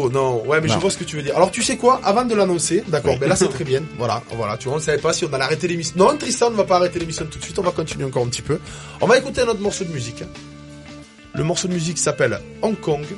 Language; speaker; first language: French; native; French